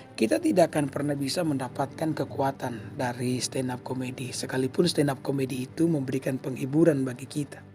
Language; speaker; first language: Indonesian; native; Indonesian